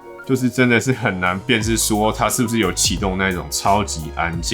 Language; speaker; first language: Chinese; native; Chinese